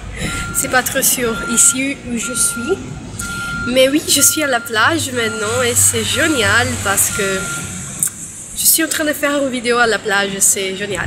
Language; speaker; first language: French; non-native, learner; Portuguese